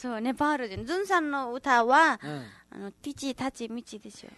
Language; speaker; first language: Japanese; non-native, learner; Nepali